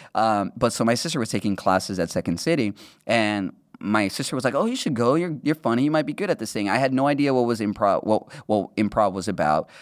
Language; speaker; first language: English; early bilingual, other home language; Spanish